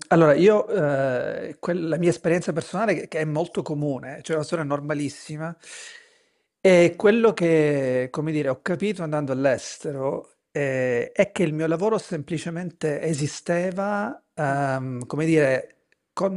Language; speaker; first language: Italian; native; Italian